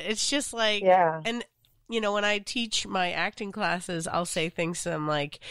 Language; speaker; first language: English; native; English